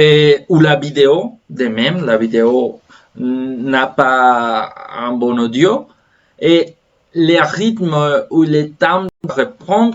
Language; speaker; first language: French; non-native, fluent; Spanish